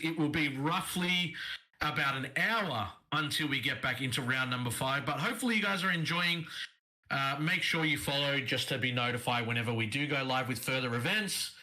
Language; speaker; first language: English; native; English